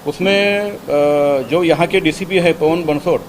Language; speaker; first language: Hindi; non-native, local second language; Marathi